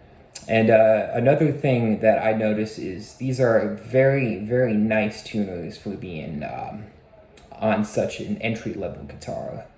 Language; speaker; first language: English; native; English